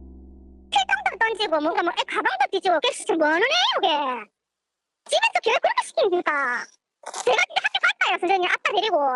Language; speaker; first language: Korean; native; Korean